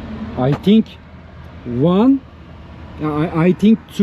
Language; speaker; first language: English; non-native, learner; Turkish